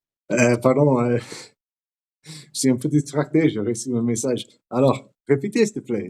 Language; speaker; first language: French; non-native, learner; English